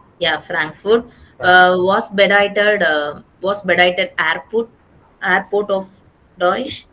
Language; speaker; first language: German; non-native, fluent; Tamil